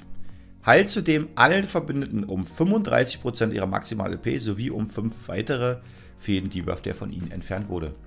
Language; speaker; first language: German; native; German